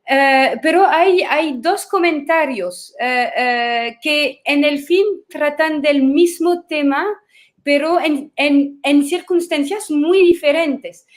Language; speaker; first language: Spanish; non-native, fluent; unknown